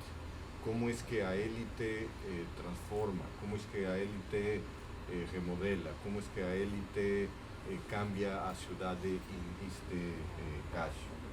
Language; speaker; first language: Portuguese; non-native, fluent; Spanish